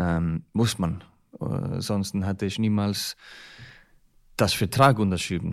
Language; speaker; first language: German; non-native, learner; Icelandic